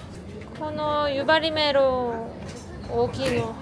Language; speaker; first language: Japanese; non-native, learner; Korean